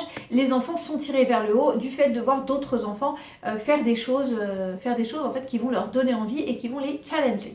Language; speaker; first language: French; native; French